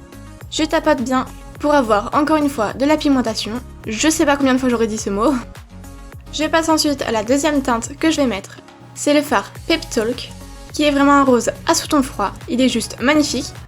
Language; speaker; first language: French; native; French